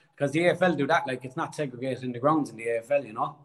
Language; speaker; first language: English; native; English